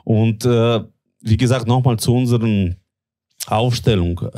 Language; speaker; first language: German; non-native, fluent; Latvian